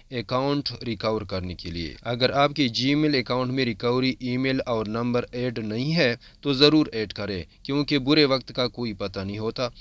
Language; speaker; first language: Urdu; non-native, local second language; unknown